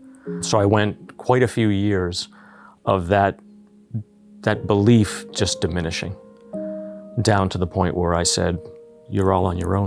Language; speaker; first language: English; native; English